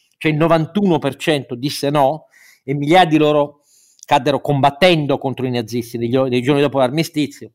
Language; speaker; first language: Italian; native; Italian